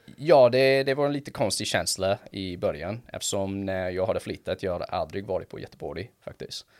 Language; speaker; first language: Swedish; non-native, fluent; English